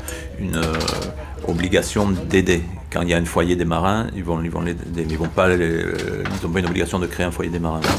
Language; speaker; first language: French; native; French